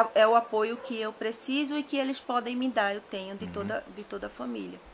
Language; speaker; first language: Portuguese; native; Portuguese